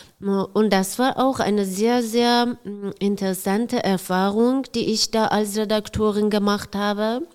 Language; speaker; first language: German; non-native, fluent; Persian